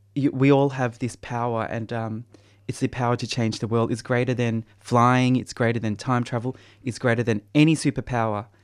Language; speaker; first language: English; native; English